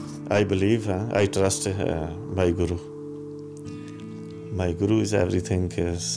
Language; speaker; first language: English; non-native, local second language; Punjabi